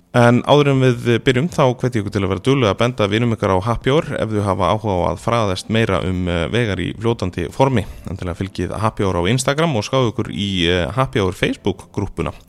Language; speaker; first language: Icelandic; native; Icelandic